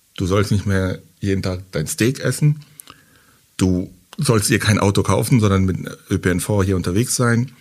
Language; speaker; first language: German; early bilingual, other home language; French